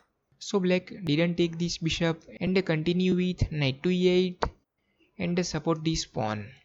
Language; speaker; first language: English; non-native, fluent; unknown